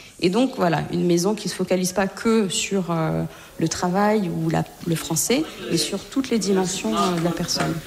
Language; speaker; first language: French; native; French